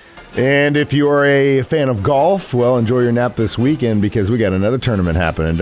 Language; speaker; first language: English; native; English